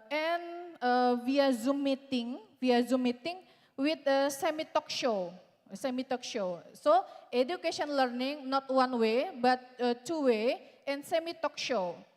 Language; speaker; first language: English; non-native, learner; Indonesian